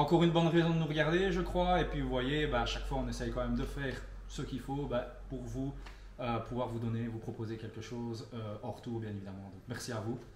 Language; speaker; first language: French; native; French